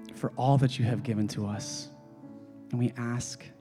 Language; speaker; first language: English; native; English